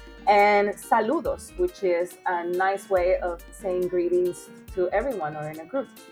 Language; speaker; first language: English; non-native, fluent; Spanish